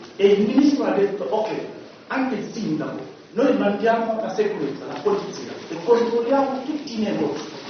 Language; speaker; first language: Italian; non-native, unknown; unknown